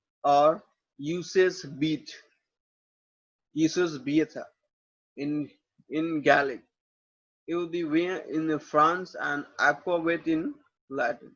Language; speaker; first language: English; non-native, local second language; Hindi